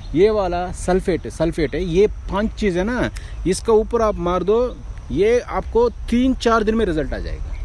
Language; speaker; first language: Hindi; non-native, local second language; Telugu